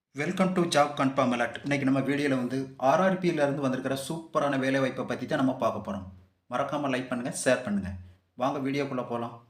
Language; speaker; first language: Tamil; native; Tamil